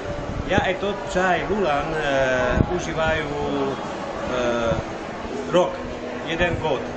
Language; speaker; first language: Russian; non-native, learner; Slovak